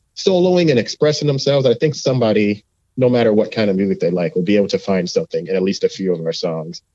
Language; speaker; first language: English; native; English